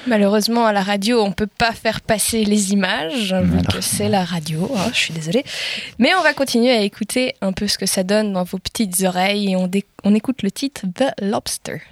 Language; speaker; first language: French; native; French